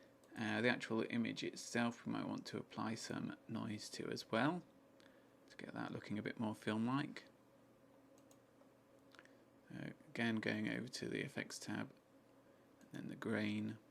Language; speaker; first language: English; native; English